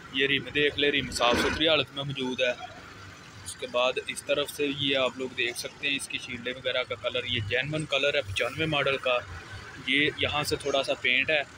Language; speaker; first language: Urdu; non-native, local second language; Punjabi